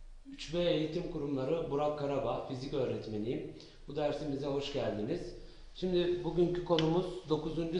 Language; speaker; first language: Turkish; native; Turkish